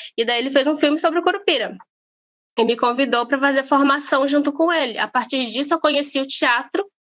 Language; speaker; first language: Portuguese; native; Portuguese